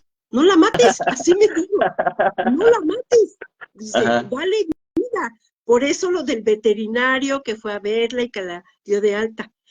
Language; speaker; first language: Spanish; native; Spanish